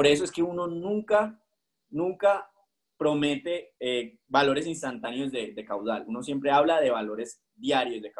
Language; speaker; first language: Spanish; native; Spanish